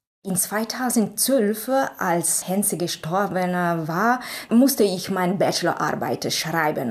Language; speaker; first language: German; non-native, fluent; Italian